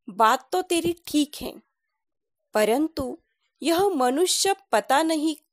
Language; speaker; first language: Hindi; non-native, local second language; Marathi